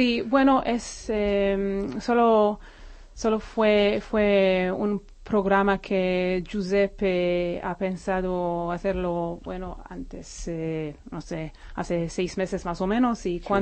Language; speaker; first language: Spanish; non-native, fluent; Hebrew